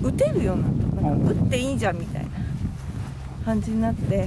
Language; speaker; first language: Japanese; native; Japanese